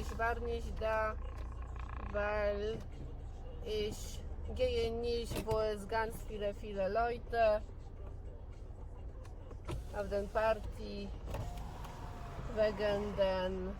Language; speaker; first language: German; non-native, learner; Polish